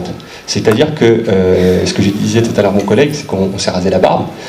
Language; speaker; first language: French; native; French